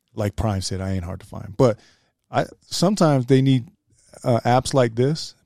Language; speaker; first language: English; native; English